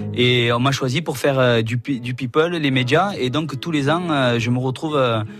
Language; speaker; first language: French; native; French